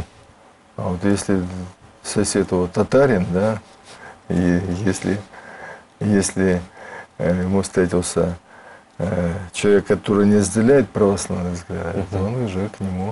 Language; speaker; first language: Russian; native; Russian